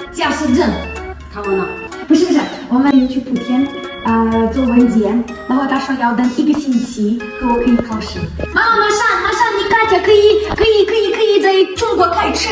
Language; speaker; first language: Chinese; non-native, learner; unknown